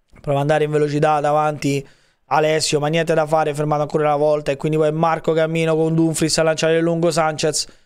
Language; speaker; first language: Italian; native; Italian